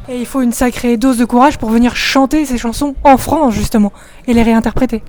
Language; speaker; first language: French; native; French